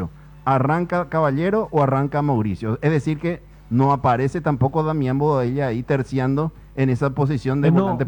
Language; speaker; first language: Spanish; native; Spanish